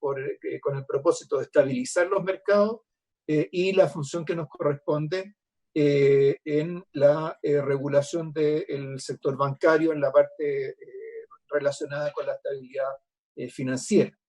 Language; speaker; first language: Spanish; native; Spanish